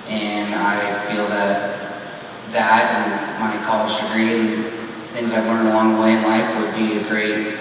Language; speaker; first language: English; native; English